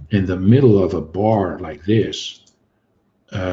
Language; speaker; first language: English; non-native, fluent; Hungarian